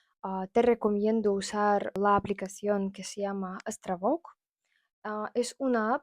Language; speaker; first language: Spanish; non-native, fluent; Russian